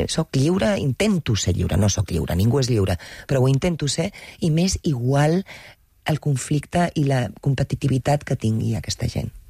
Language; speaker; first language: Catalan; non-native, local second language; Spanish